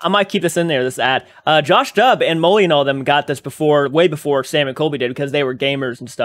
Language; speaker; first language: English; native; English